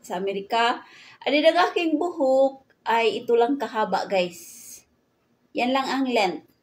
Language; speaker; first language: Filipino; non-native, local second language; Cebuano